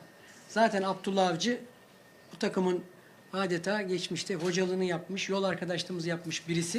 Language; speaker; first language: Turkish; native; Turkish